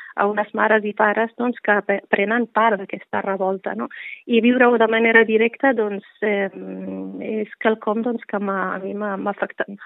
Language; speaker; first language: Catalan; non-native, fluent; Riffian